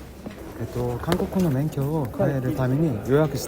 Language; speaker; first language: Japanese; non-native, learner; Korean